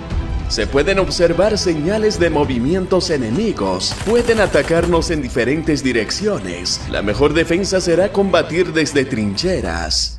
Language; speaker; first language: Spanish; native; Spanish